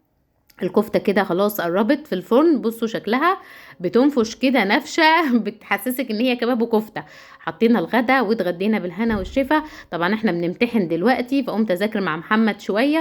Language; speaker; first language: Arabic; native; Arabic